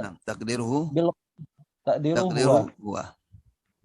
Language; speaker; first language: Arabic; non-native, fluent; Indonesian